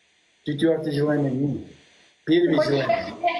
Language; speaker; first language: Russian; non-native, learner; Uzbek